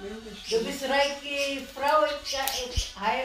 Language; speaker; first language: German; non-native, learner; Filipino